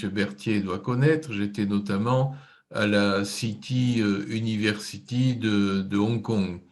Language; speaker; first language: French; native; French